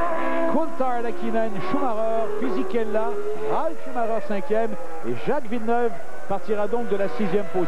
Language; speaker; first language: French; native; French